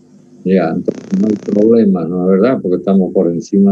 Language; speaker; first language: Spanish; native; Spanish